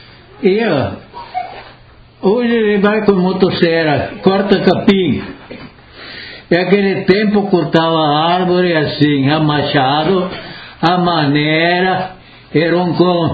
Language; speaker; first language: Portuguese; non-native, local second language; Italian